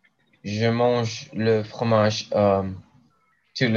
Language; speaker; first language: French; non-native, learner; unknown